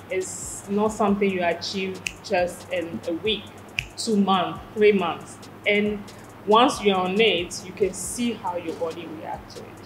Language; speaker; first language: English; non-native, fluent; French